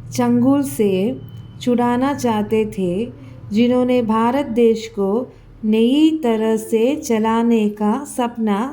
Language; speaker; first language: Hindi; non-native, local second language; Malayalam